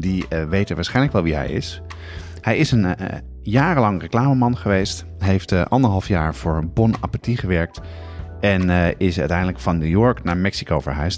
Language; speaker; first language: Dutch; native; Dutch